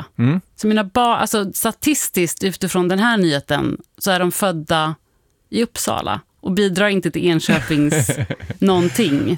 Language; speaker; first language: Swedish; native; Swedish